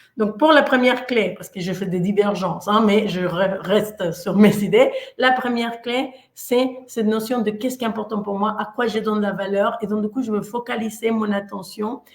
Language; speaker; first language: French; non-native, fluent; Spanish